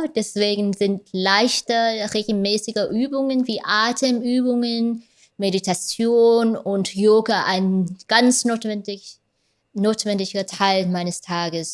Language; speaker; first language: German; non-native, fluent; Vietnamese